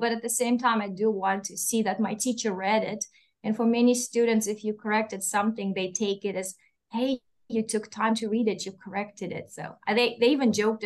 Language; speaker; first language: English; non-native, fluent; Russian